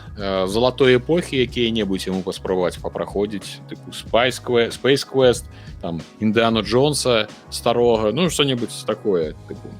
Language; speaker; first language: Belarusian; non-native, local second language; Russian